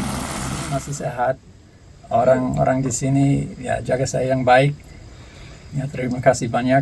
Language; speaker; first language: Indonesian; non-native, learner; English